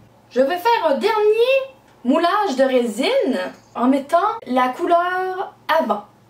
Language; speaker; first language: French; native; French